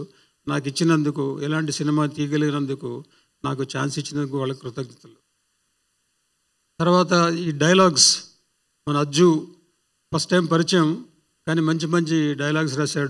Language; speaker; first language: Telugu; native; Telugu